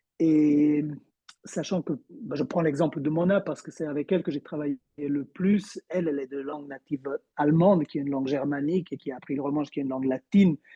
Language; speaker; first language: French; non-native, fluent; Romansh